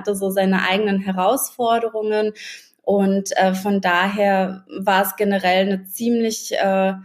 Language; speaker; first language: German; native; German